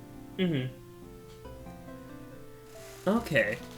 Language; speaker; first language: English; native; English